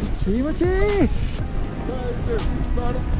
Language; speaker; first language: Japanese; native; Japanese